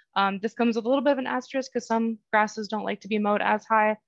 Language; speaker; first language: English; native; English